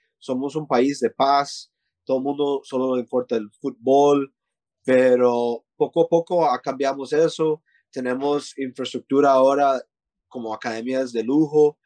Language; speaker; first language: Spanish; early bilingual, heritage; Spanish